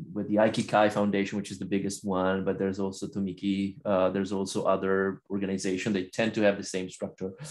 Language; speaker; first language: English; non-native, fluent; Italian